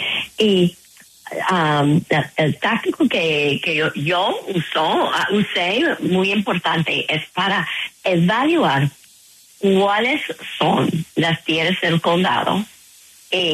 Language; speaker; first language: Spanish; non-native, fluent; English